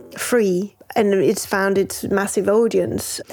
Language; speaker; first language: English; non-native, fluent; French